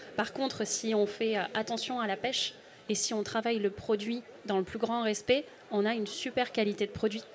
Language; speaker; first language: French; native; French